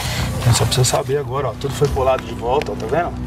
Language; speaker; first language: Portuguese; native; Portuguese